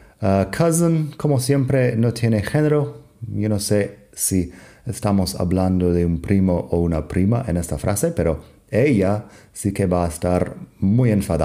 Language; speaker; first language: Spanish; non-native, fluent; English